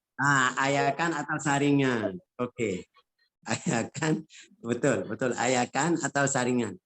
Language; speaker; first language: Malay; non-native, fluent; Arabic